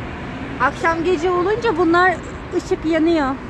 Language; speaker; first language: Turkish; native; Turkish